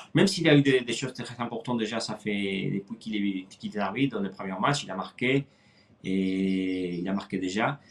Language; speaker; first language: French; non-native, fluent; Spanish